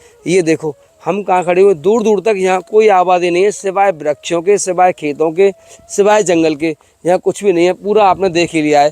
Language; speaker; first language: Hindi; native; Hindi